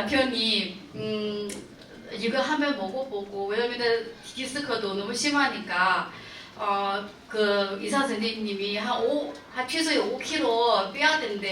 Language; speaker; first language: Korean; non-native, learner; Chinese